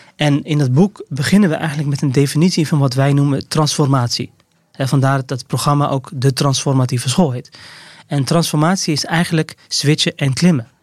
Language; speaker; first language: Dutch; early bilingual, other home language; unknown